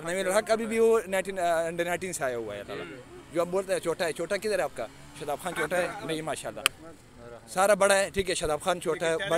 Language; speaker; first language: Hindi; non-native, fluent; Pashto